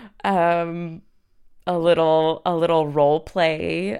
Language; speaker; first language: English; native; English